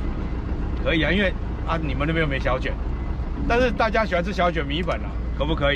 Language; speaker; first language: Chinese; native; Chinese